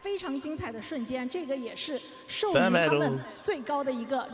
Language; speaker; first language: Chinese; native; Chinese